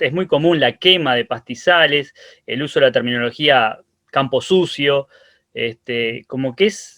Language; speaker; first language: Spanish; native; Spanish